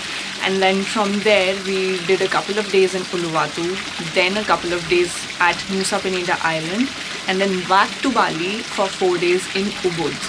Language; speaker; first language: English; non-native, local second language; Hindi